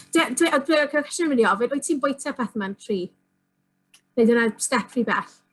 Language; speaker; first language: Welsh; non-native, local second language; English